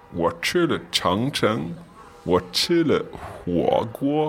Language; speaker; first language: Chinese; non-native, learner; English